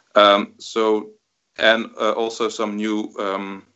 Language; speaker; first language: English; non-native, fluent; Dutch